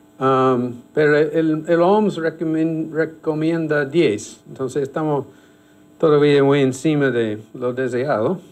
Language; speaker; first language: Spanish; non-native, fluent; English